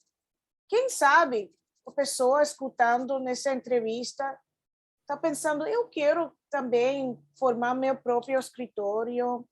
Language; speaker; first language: Portuguese; non-native, fluent; Spanish